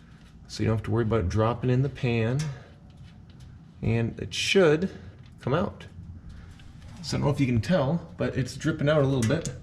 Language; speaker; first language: English; native; English